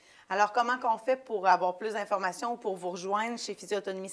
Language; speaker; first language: French; native; French